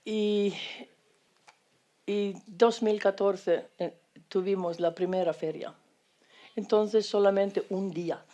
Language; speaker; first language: Spanish; non-native, fluent; Swedish